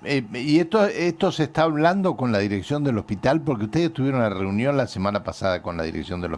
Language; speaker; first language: Spanish; native; Spanish